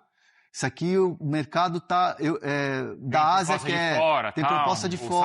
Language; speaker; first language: Portuguese; native; Portuguese